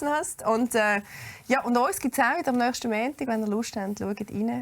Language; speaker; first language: German; native; German